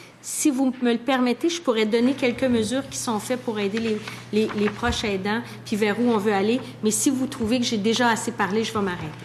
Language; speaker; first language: French; native; French